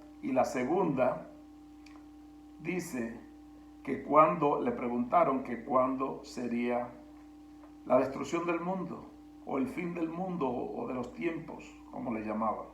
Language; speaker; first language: Spanish; native; Spanish